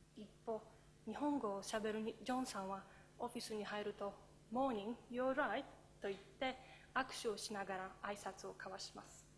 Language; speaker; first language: Japanese; non-native, fluent; Polish